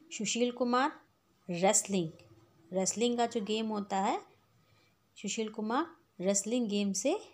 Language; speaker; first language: Hindi; native; Hindi